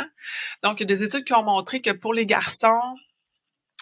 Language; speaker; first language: French; native; French